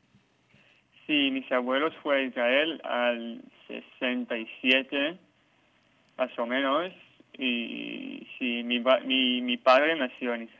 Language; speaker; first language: Spanish; non-native, learner; Hebrew